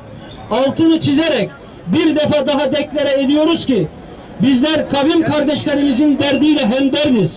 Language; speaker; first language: Turkish; native; Turkish